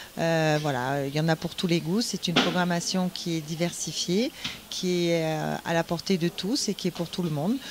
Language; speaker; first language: French; native; French